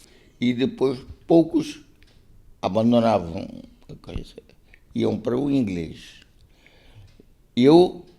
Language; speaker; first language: Portuguese; non-native, local second language; Konkani